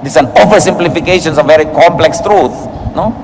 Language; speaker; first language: English; non-native, local second language; Filipino